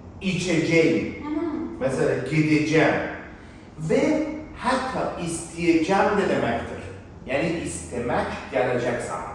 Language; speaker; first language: Turkish; non-native, fluent; Persian